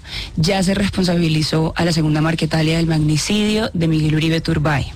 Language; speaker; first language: Spanish; native; Spanish